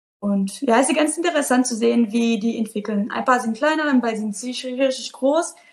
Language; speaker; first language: German; non-native, fluent; Portuguese